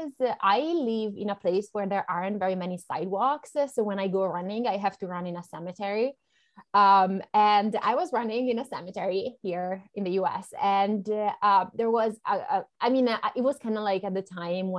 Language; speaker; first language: English; non-native, fluent; Italian